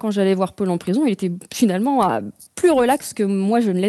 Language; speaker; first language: French; native; French